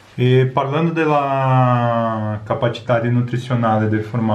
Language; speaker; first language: Italian; non-native, learner; Portuguese